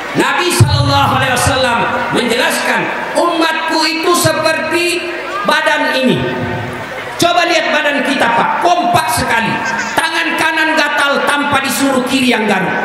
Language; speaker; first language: Indonesian; non-native, local second language; Buginese